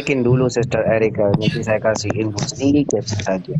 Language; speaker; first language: Indonesian; non-native, learner; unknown